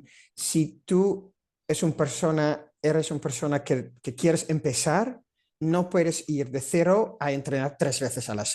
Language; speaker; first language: Spanish; non-native, fluent; Dutch